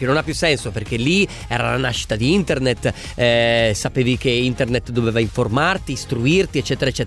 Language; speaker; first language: Italian; native; Italian